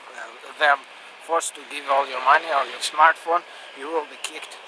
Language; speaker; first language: English; non-native, learner; Russian